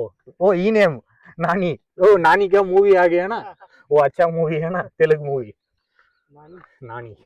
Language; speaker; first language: Hindi; non-native, local second language; Tamil